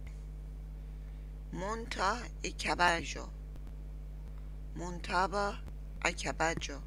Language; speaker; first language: Spanish; non-native, learner; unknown